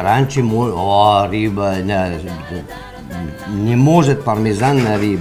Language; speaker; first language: Russian; non-native, learner; Italian